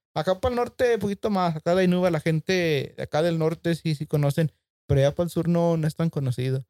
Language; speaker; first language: Spanish; early bilingual, heritage; Spanish